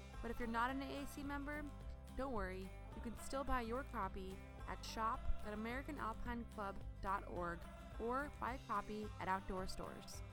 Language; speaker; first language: English; native; English